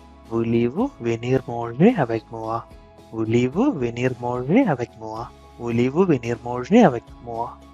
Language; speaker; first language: French; non-native, fluent; Malayalam